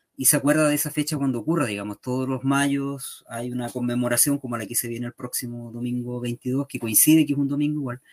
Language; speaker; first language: Spanish; native; Spanish